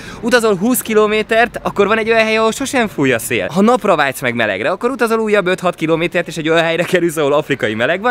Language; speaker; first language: Hungarian; native; Hungarian